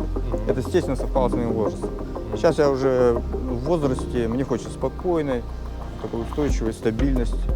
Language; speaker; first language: Russian; native; Russian